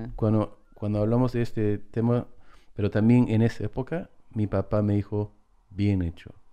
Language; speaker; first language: Spanish; non-native, fluent; English